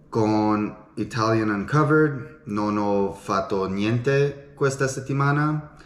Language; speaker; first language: Italian; non-native, learner; English